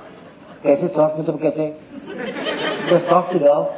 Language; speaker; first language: Hindi; native; Hindi